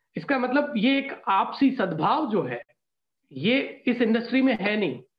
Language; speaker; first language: Hindi; native; Hindi